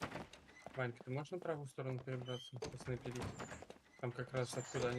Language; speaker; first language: Russian; native; Russian